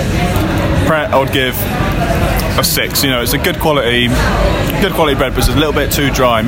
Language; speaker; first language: English; native; English